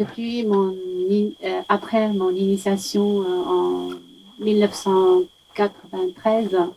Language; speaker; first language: French; non-native, learner; Chinese